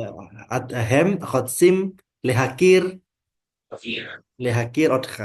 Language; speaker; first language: Hebrew; non-native, fluent; Indonesian